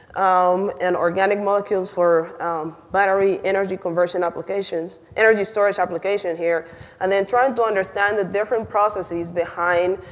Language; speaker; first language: English; non-native, fluent; Spanish